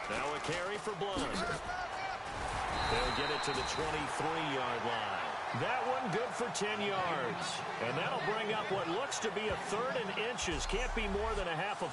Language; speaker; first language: English; native; English